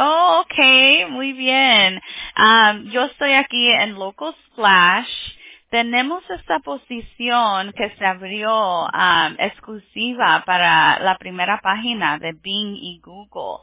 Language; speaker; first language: Spanish; early bilingual, heritage; Spanish